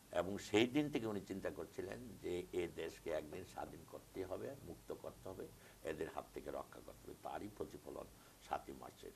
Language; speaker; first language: Bangla; native; Bangla